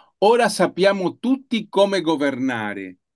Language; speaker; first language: Italian; non-native, learner; Spanish